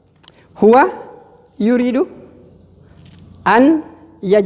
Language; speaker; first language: Arabic; non-native, fluent; Indonesian